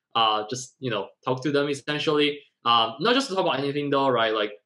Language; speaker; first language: English; non-native, fluent; Chinese